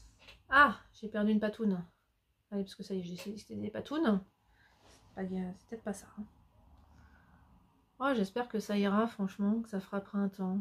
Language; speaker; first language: French; native; French